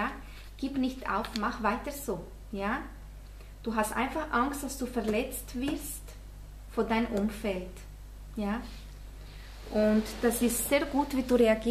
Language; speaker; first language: German; non-native, fluent; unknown